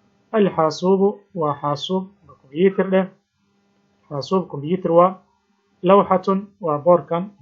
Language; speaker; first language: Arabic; non-native, fluent; Somali